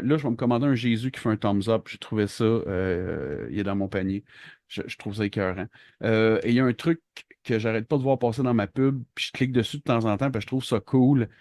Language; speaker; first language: French; native; French